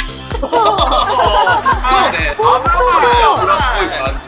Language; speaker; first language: Japanese; native; Japanese